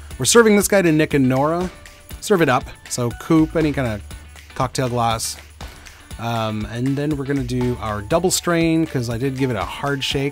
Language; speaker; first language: English; native; English